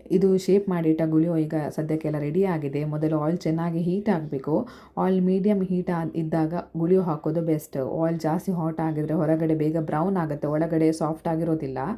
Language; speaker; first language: Kannada; non-native, local second language; Konkani